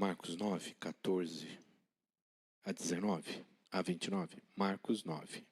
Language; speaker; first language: Portuguese; native; Portuguese